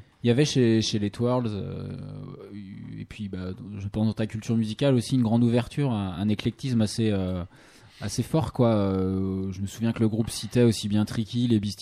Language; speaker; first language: French; native; French